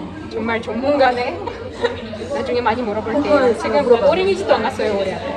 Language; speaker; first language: Korean; non-native, learner; Russian